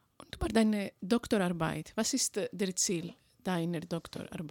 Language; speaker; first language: German; non-native, fluent; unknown